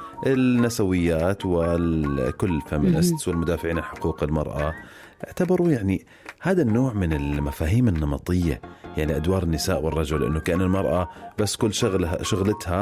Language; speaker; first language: Arabic; native; Arabic